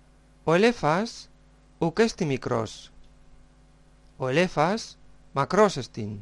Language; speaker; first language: Greek; non-native, fluent; Spanish